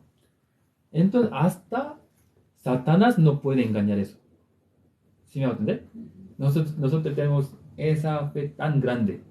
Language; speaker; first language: Spanish; non-native, learner; Korean